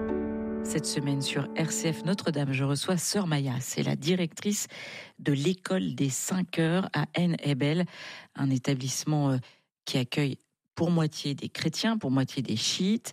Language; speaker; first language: French; native; French